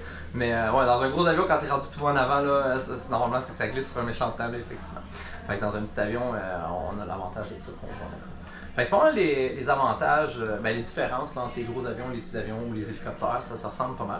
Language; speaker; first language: French; native; French